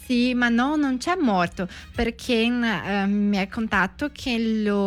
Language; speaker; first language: Italian; non-native, learner; Portuguese